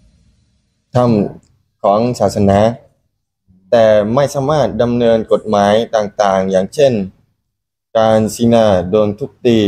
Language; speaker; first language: Thai; non-native, local second language; Malay